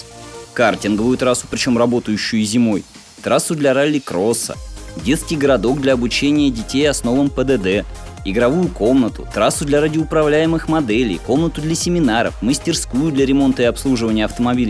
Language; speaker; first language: Russian; native; Russian